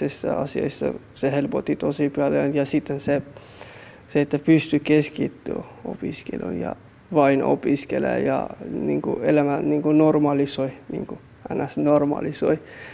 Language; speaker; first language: Finnish; non-native, fluent; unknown